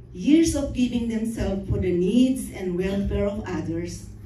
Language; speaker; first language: English; non-native, local second language; Filipino